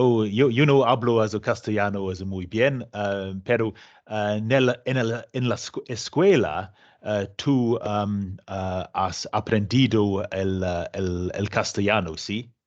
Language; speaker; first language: Spanish; non-native, learner; German